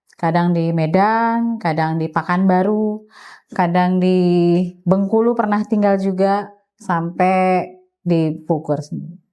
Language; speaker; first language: Indonesian; native; Indonesian